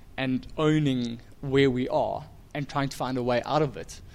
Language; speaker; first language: English; native; English